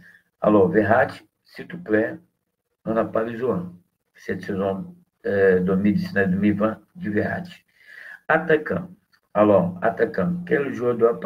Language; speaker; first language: French; non-native, fluent; Portuguese